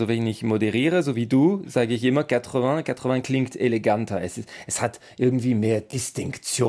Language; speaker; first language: German; non-native, local second language; French